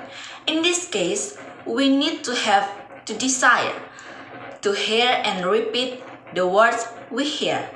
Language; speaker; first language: English; non-native, learner; Indonesian